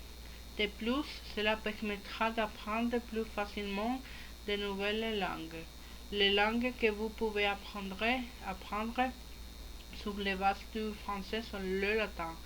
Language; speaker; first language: French; non-native, learner; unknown